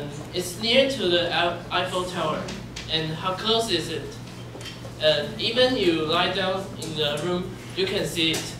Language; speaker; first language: English; non-native, learner; Chinese